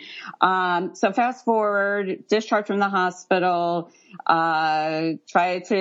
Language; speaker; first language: English; native; English